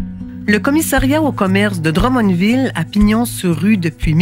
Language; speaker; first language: French; native; French